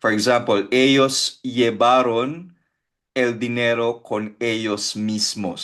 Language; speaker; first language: Spanish; non-native, fluent; Filipino